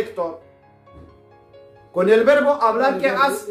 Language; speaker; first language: Spanish; non-native, fluent; Arabic